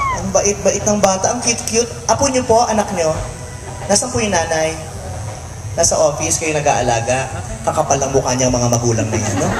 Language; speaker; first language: Filipino; native; Filipino